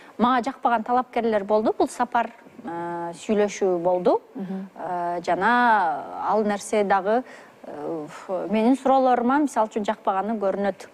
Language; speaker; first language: Kyrgyz; native; Kyrgyz